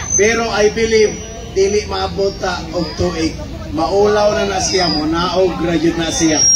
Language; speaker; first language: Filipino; non-native, local second language; Cebuano